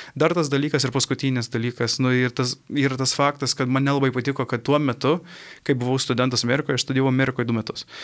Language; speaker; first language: Lithuanian; early bilingual, heritage; Lithuanian